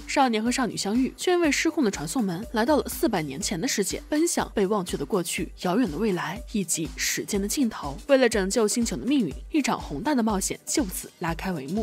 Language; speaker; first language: Chinese; native; Chinese